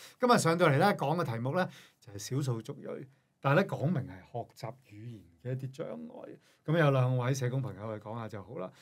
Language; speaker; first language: Cantonese; native; Cantonese